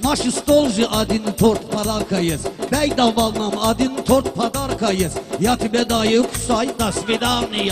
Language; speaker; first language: Russian; non-native, learner; Talysh